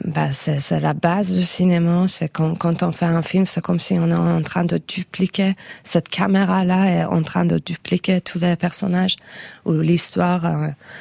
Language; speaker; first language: French; non-native, fluent; Persian